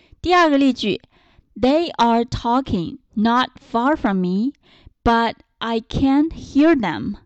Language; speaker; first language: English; non-native, fluent; Chinese